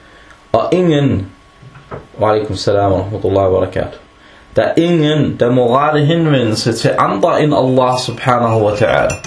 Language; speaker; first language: Danish; early bilingual, other home language; Arabic